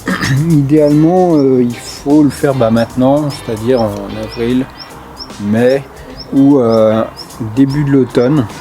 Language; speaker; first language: French; native; French